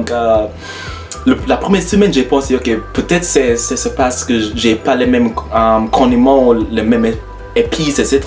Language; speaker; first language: French; non-native, learner; English